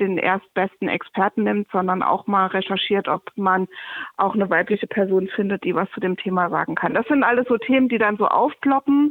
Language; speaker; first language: German; native; German